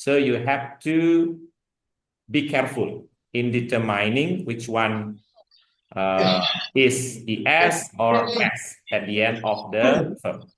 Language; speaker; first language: English; non-native, fluent; Indonesian